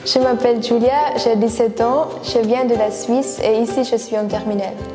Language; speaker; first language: French; non-native, fluent; Swiss German